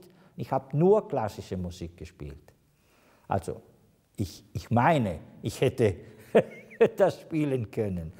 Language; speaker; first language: German; non-native, fluent; Italian